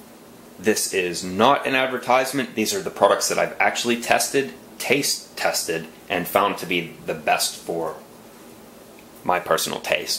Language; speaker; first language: English; native; English